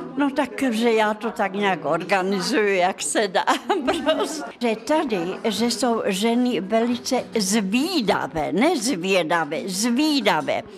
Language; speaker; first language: Czech; non-native, fluent; Russian